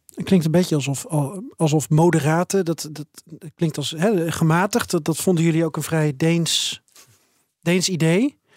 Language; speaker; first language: Dutch; native; Dutch